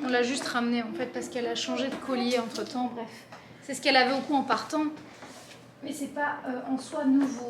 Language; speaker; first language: French; native; French